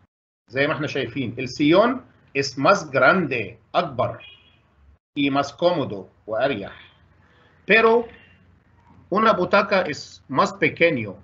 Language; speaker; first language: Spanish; non-native, fluent; Arabic